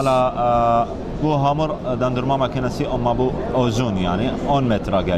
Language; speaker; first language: Turkish; non-native, learner; Arabic